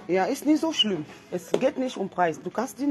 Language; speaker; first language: German; non-native, fluent; French